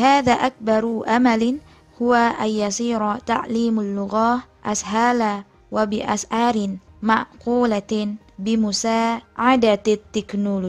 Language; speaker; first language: Arabic; non-native, learner; Indonesian